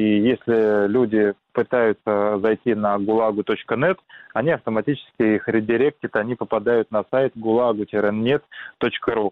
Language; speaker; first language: Russian; native; Russian